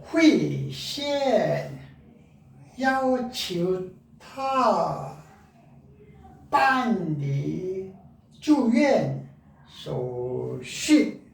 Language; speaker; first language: Chinese; non-native, learner; Korean